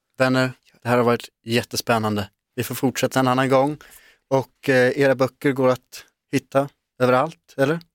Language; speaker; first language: Swedish; native; Swedish